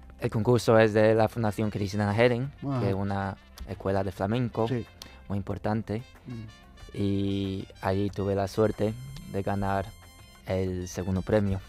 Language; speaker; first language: Spanish; non-native, fluent; Chinese